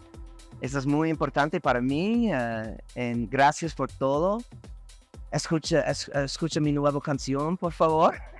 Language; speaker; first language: Spanish; non-native, learner; English